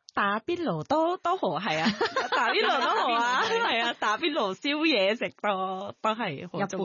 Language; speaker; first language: Cantonese; non-native, learner; Thai